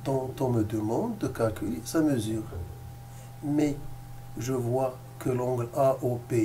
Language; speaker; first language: French; non-native, local second language; Arabic